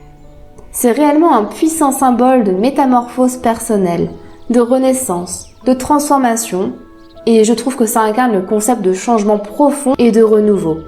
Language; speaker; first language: French; native; French